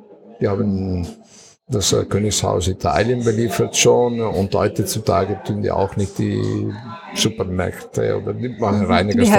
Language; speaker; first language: German; non-native, fluent; Italian